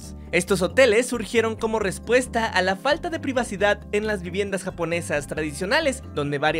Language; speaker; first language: Spanish; native; Spanish